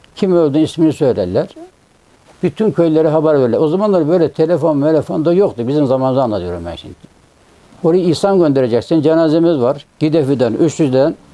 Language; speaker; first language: Turkish; native; Turkish